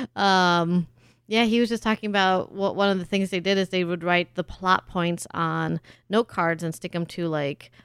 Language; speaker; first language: English; early bilingual, other home language; German